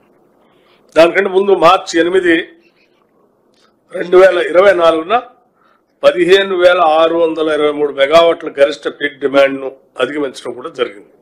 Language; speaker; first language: Telugu; native; Telugu